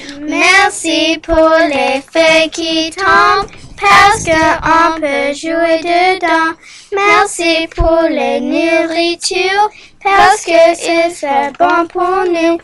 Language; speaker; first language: French; non-native, learner; English